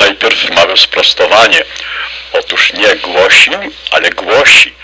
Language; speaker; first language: Polish; native; Polish